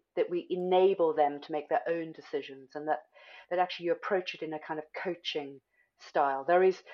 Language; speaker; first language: English; native; English